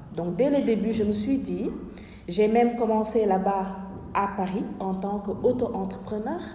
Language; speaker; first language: French; non-native, local second language; Wolof